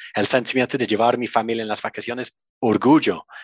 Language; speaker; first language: Spanish; non-native, fluent; English